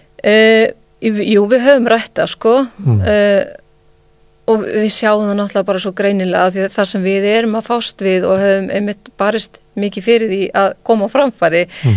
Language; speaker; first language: Icelandic; non-native, fluent; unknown